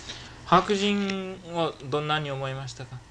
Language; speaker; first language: Japanese; early bilingual, heritage; Japanese